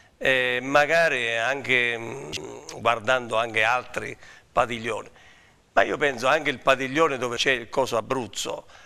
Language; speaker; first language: Italian; native; Italian